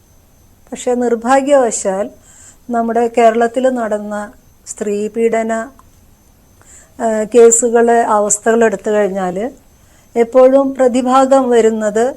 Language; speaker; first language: Malayalam; native; Malayalam